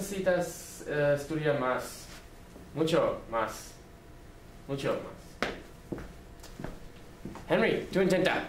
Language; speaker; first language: Spanish; non-native, learner; English